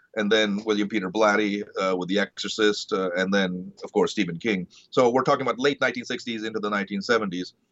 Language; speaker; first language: English; early bilingual, other home language; Marathi